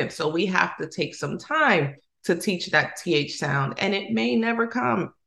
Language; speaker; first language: English; non-native, fluent; Spanish